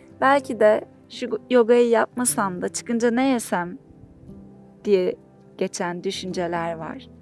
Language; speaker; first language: Turkish; native; Turkish